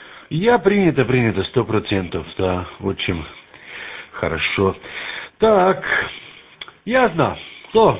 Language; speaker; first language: Russian; non-native, learner; German